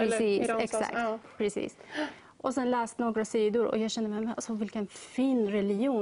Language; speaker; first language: Swedish; non-native, learner; Persian